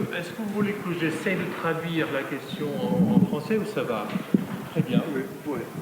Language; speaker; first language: French; non-native, fluent; German